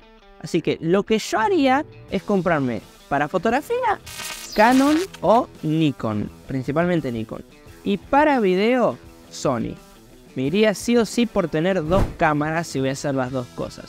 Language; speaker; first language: Spanish; native; Spanish